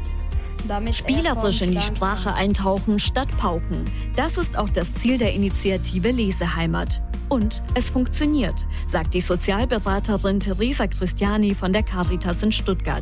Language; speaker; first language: German; native; German